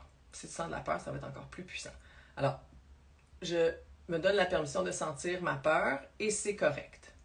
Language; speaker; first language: French; native; French